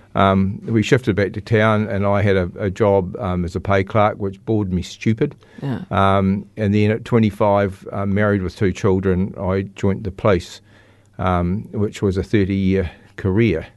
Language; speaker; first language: English; native; English